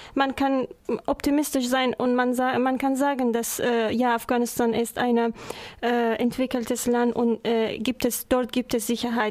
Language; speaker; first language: German; non-native, learner; Persian